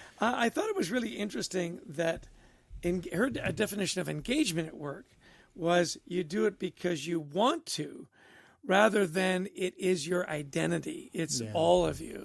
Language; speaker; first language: English; native; English